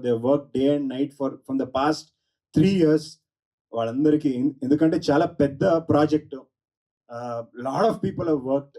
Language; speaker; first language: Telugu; non-native, learner; Kannada